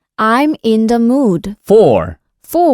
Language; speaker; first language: English; non-native, learner; Korean